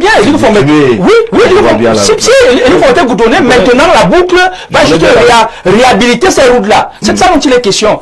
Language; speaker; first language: French; native; French